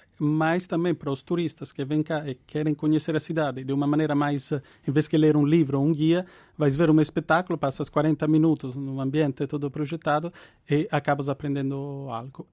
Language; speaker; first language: Portuguese; non-native, fluent; Italian